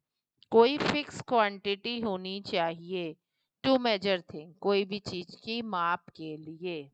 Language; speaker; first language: Hindi; native; Hindi